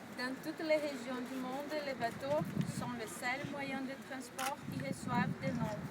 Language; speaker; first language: French; non-native, learner; Portuguese